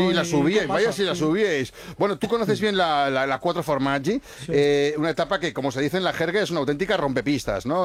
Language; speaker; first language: Spanish; native; Spanish